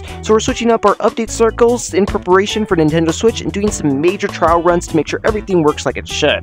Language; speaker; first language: English; native; English